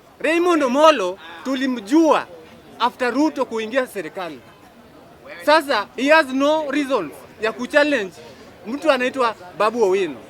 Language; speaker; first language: Swahili; non-native, local second language; Luo (Kenya and Tanzania)